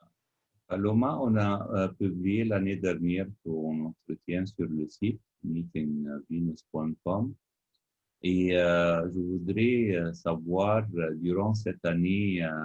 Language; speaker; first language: French; non-native, fluent; Arabic